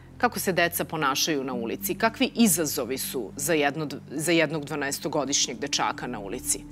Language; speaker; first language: Serbian; native; Serbian